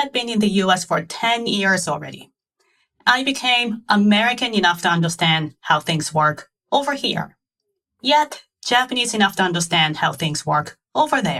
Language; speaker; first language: English; non-native, fluent; Japanese